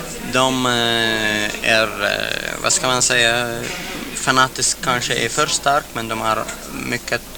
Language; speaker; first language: Swedish; non-native, fluent; Arabic